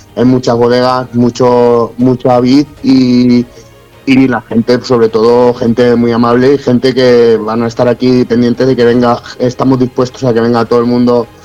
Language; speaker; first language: Spanish; native; Spanish